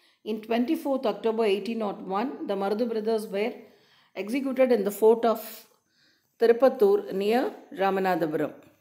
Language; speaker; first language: English; non-native, local second language; Tamil